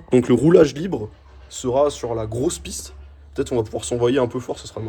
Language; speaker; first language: French; native; French